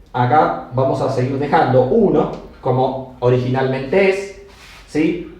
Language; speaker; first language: Spanish; native; Spanish